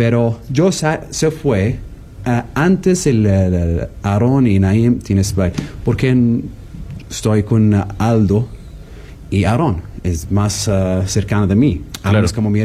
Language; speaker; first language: Spanish; non-native, learner; Arabic